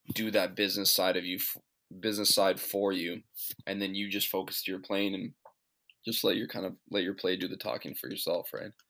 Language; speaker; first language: English; native; English